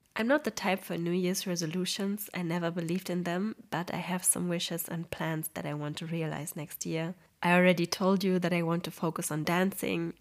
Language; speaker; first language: English; non-native, fluent; Polish